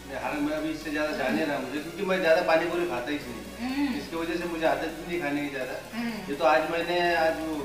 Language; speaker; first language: Hindi; non-native, local second language; Marathi